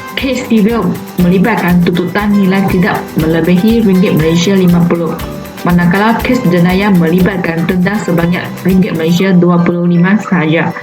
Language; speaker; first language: Malay; non-native, local second language; Chinese